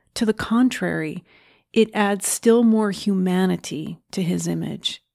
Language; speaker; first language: English; native; English